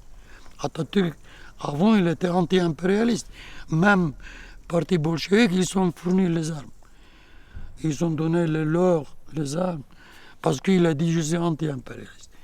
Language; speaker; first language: French; non-native, learner; Kurdish